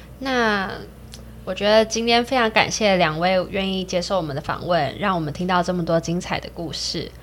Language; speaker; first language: Chinese; native; Chinese